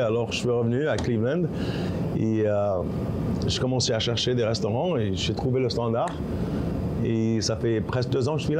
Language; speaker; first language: French; non-native, local second language; Arabic